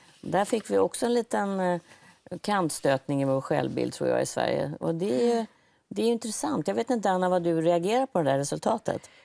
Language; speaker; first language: Swedish; native; Swedish